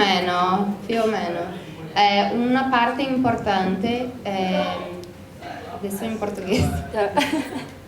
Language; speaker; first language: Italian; non-native, learner; Portuguese